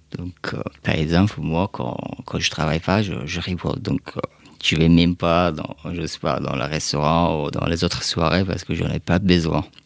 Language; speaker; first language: French; non-native, fluent; Persian